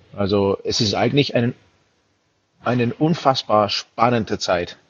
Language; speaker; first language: German; non-native, fluent; English